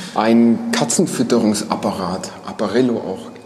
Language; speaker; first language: German; native; German